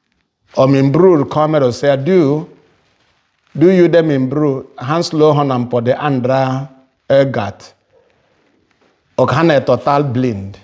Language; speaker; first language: Swedish; non-native, fluent; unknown